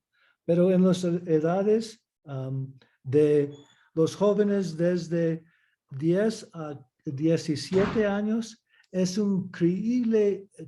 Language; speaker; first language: Spanish; early bilingual, heritage; English